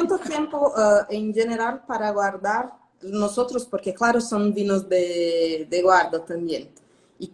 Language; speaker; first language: Spanish; non-native, fluent; Portuguese